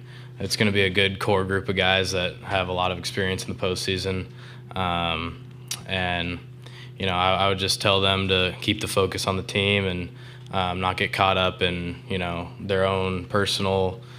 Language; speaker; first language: English; native; English